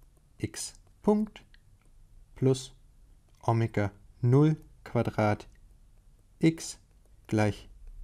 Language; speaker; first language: German; native; German